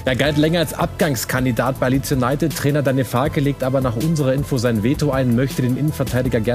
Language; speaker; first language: German; native; German